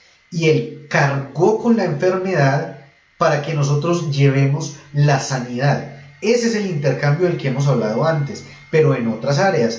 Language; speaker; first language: Spanish; native; Spanish